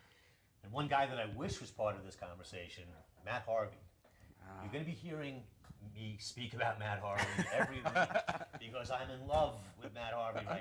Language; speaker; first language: English; native; English